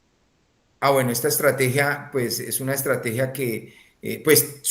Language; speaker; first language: Spanish; native; Spanish